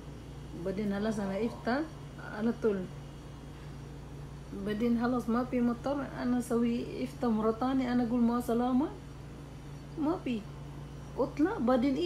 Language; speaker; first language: Arabic; non-native, learner; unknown